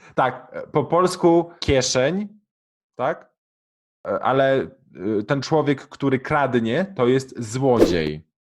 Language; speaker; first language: Polish; native; Polish